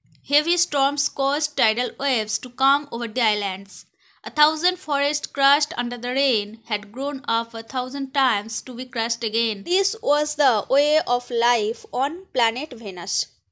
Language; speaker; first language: English; non-native, local second language; Bangla